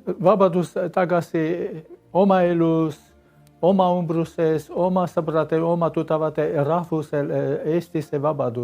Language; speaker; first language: Estonian; non-native, learner; Armenian